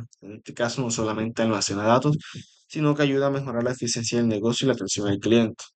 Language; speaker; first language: Spanish; native; Spanish